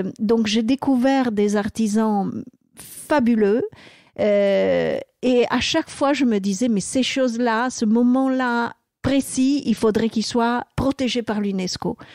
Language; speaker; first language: French; non-native, fluent; Italian